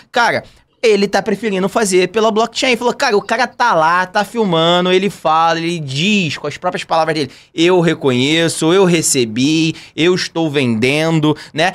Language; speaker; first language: Portuguese; native; Portuguese